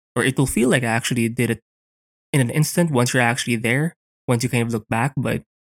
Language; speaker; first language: English; non-native, local second language; Filipino